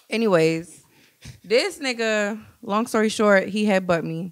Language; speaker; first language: English; native; English